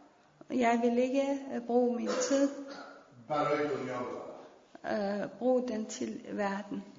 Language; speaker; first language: Danish; non-native, fluent; Persian